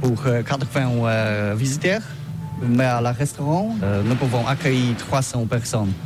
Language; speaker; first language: French; non-native, learner; Polish